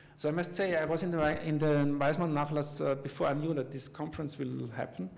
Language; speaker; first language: English; non-native, fluent; German